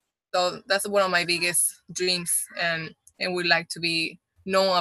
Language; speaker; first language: English; non-native, fluent; Spanish